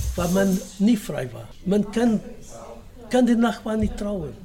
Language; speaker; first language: German; non-native, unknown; Portuguese